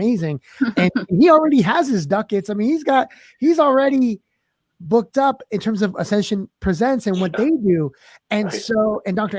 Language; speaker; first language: English; native; English